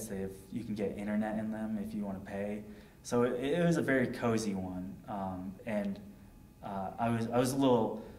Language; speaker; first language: English; native; English